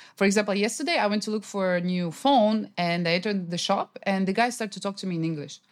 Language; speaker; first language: English; non-native, fluent; Russian